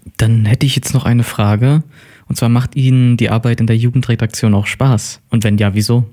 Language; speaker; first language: German; native; German